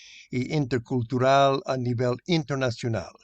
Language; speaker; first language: Spanish; non-native, fluent; English